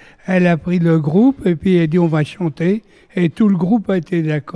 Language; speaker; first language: French; native; French